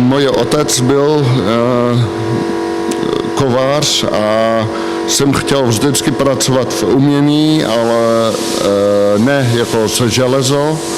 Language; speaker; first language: Czech; non-native, learner; Dutch